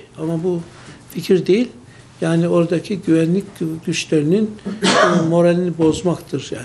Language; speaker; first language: Turkish; native; Turkish